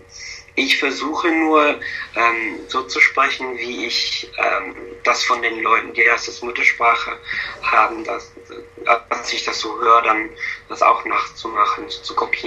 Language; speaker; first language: German; non-native, fluent; English